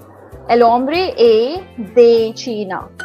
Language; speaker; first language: Spanish; non-native, learner; English